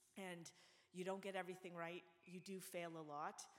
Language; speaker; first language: English; native; English